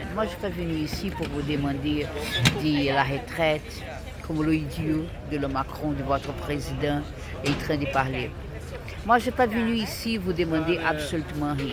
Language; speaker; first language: French; non-native, fluent; Portuguese